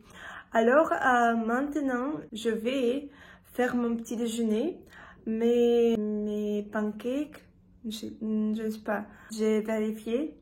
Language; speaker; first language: French; non-native, learner; Russian